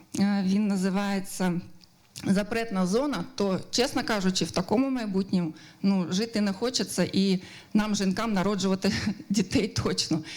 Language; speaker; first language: Ukrainian; native; Ukrainian